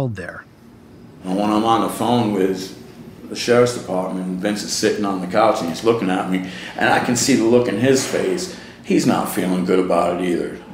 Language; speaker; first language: English; native; English